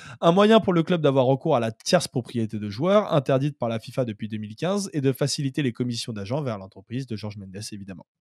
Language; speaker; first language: French; native; French